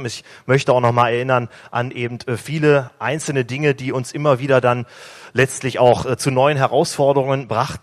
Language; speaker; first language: German; native; German